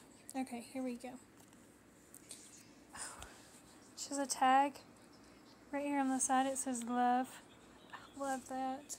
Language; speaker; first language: English; native; English